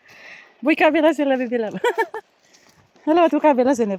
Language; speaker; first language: Finnish; non-native, learner; Filipino